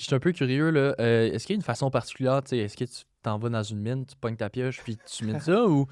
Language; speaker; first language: French; native; French